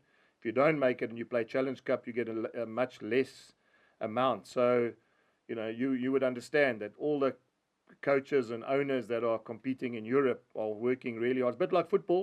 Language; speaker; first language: English; native; English